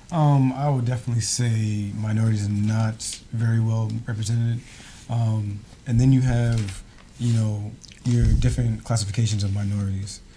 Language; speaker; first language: English; native; English